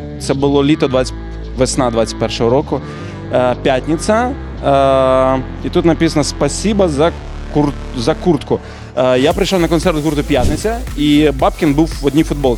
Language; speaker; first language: Ukrainian; native; Ukrainian